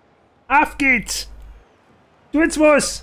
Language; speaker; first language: German; native; German